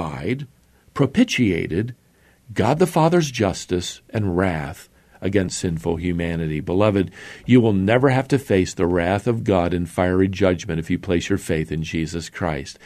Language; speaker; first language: English; native; English